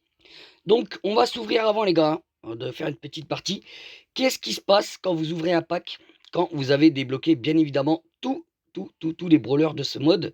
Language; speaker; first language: French; native; French